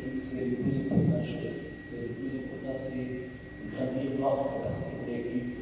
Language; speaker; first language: French; non-native, fluent; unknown